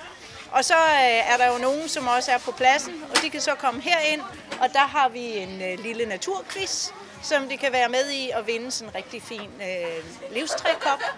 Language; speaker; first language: Danish; native; Danish